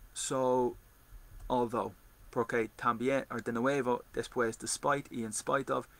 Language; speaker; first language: Spanish; non-native, learner; English